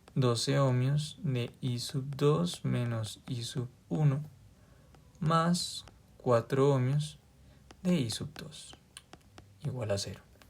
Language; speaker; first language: Spanish; native; Spanish